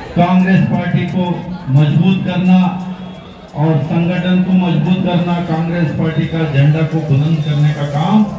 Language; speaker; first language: Hindi; non-native, local second language; Kannada